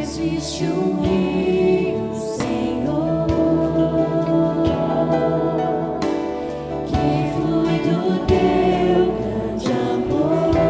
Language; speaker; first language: Portuguese; native; Portuguese